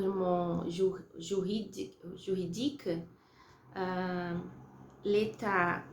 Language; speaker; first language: French; non-native, learner; Portuguese